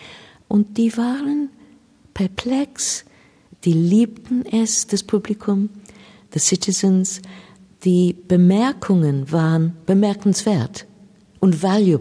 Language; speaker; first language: German; non-native, fluent; English